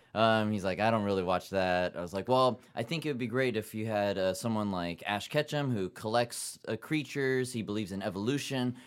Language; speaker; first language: English; early bilingual, other home language; Japanese